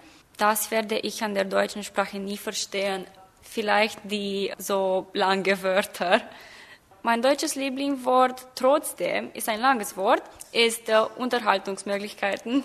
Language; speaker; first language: German; non-native, fluent; Romanian